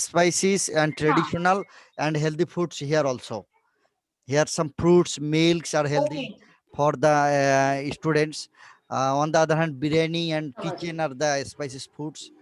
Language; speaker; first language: English; non-native, learner; Bangla